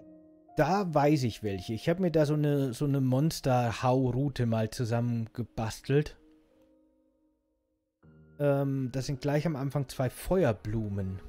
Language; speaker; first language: German; native; German